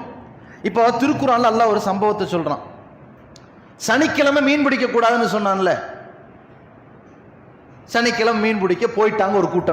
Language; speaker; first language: Tamil; native; Tamil